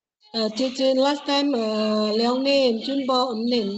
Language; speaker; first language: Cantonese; non-native, learner; Indonesian